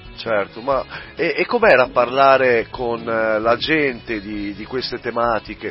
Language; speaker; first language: Italian; native; Italian